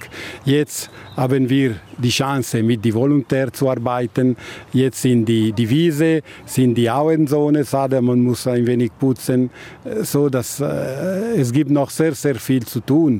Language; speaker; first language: German; non-native, local second language; Italian